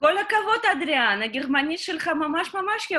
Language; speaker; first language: Hebrew; non-native, fluent; Russian